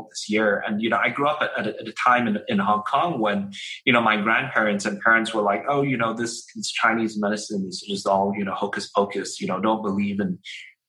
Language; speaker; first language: English; non-native, local second language; Cantonese